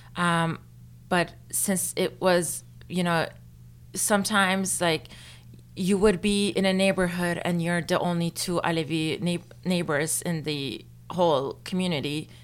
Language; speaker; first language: English; non-native, fluent; Turkish